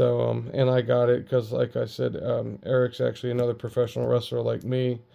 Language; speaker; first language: English; native; English